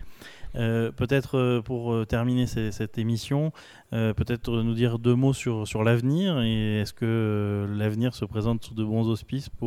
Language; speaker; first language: French; native; French